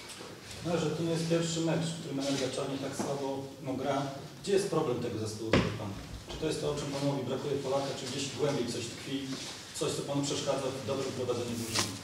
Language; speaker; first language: Polish; native; Polish